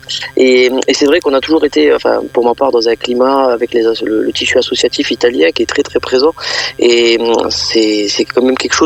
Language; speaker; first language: French; native; French